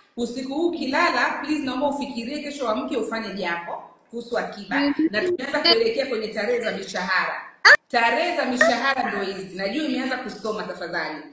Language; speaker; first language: Swahili; native; Swahili